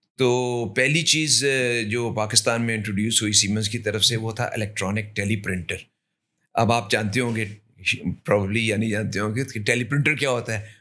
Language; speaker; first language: Urdu; native; Urdu